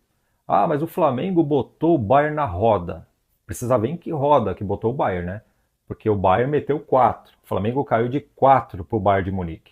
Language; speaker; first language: Portuguese; native; Portuguese